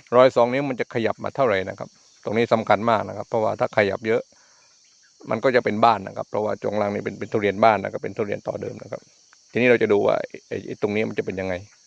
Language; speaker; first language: Thai; native; Thai